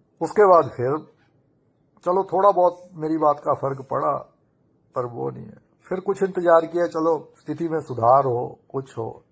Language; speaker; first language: Hindi; native; Hindi